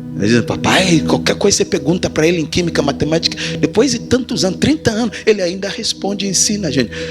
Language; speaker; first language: Portuguese; non-native, fluent; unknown